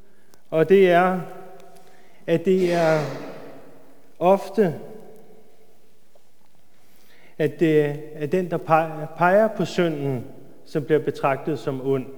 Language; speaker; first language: Danish; native; Danish